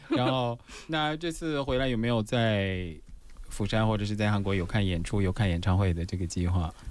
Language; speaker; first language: Chinese; native; Chinese